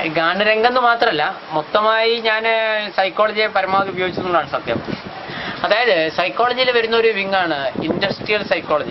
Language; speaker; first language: Malayalam; non-native, local second language; Hindi